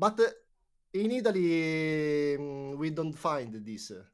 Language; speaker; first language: English; non-native, learner; Italian